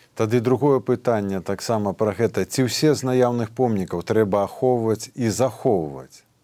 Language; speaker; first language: Belarusian; native; Belarusian